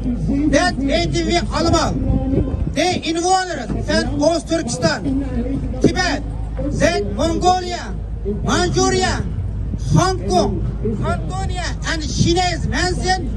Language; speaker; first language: Dutch; non-native, fluent; Uyghur